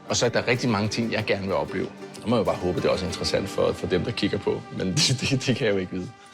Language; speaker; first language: Danish; native; Danish